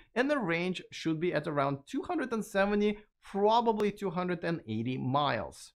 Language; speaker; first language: English; non-native, fluent; Russian